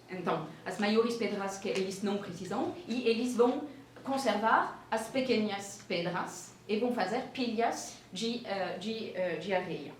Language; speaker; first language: Portuguese; non-native, fluent; French